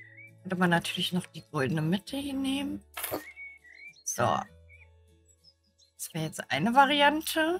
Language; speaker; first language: German; native; German